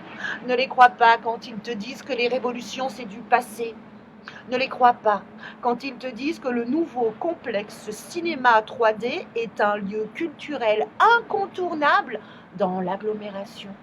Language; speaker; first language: French; native; French